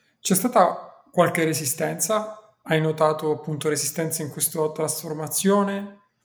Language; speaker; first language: Italian; native; Italian